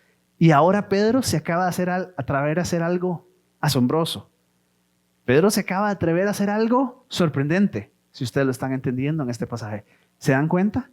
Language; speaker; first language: Spanish; native; Spanish